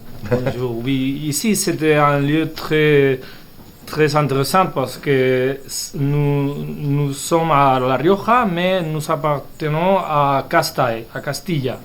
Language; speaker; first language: French; non-native, fluent; Spanish